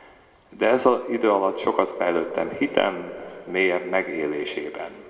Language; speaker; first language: Hungarian; early bilingual, heritage; Hungarian